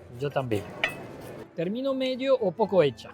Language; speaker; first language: Spanish; non-native, fluent; French